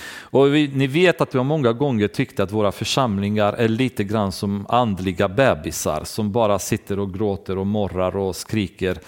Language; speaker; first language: Swedish; non-native, fluent; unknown